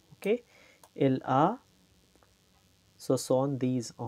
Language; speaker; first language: French; non-native, fluent; Hindi